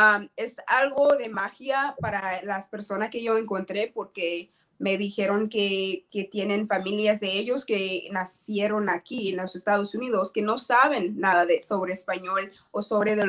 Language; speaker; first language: Spanish; non-native, learner; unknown